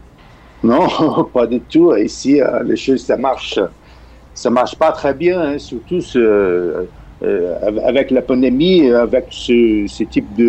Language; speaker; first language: French; non-native, fluent; Portuguese